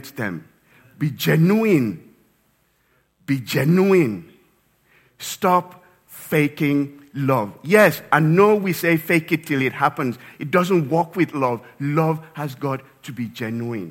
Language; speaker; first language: English; non-native, local second language; Yoruba